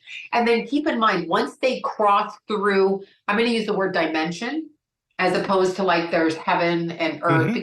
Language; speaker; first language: English; native; English